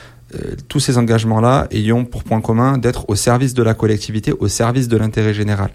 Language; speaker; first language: French; native; French